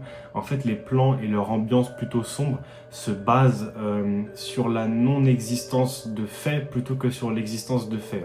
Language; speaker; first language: French; native; French